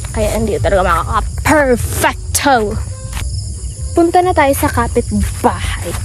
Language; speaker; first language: Filipino; non-native, local second language; Hiligaynon